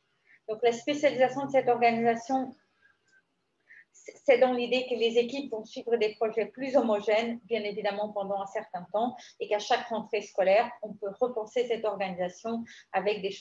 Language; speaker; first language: French; native; French